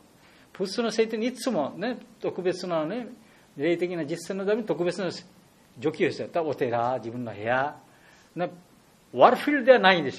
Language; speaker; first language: Japanese; non-native, learner; Bangla